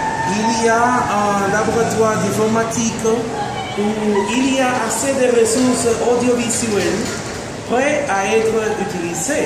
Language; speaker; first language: French; non-native, learner; Spanish